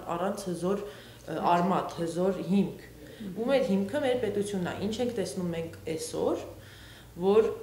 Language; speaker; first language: Armenian; early bilingual, heritage; Armenian